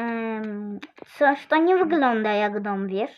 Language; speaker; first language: Polish; non-native, learner; Russian